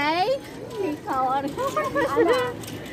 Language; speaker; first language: English; non-native, learner; Filipino